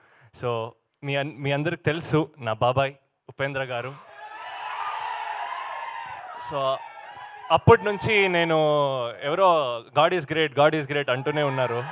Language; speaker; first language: Telugu; non-native, learner; Kannada